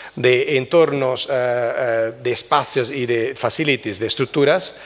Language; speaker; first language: Spanish; non-native, fluent; Italian